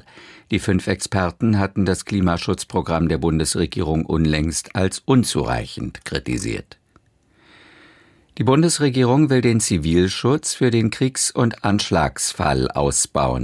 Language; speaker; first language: German; native; German